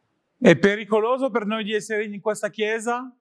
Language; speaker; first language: Italian; non-native, learner; French